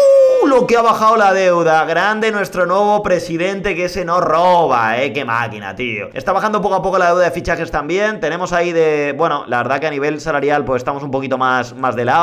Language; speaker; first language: Spanish; native; Spanish